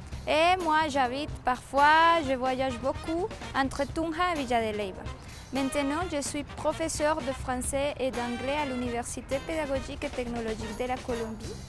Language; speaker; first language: French; non-native, fluent; Spanish